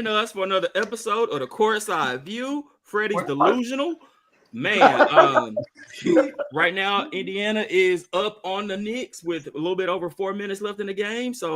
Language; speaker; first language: English; native; English